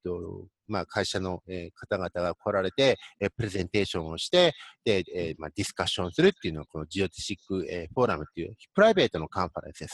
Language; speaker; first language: Japanese; native; Japanese